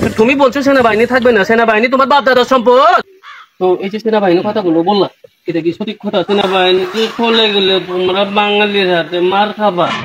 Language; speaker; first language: Bangla; native; Bangla